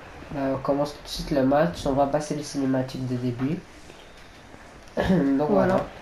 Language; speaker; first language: French; native; French